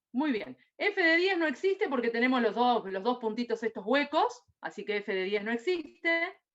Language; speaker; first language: Spanish; native; Spanish